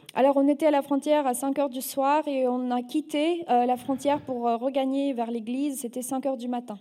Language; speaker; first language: French; non-native, fluent; Russian